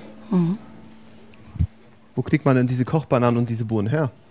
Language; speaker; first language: German; native; German